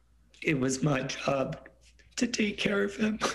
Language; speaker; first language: English; native; English